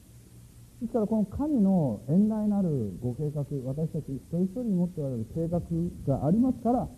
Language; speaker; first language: Japanese; native; Japanese